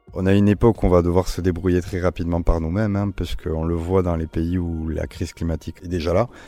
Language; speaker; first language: French; native; French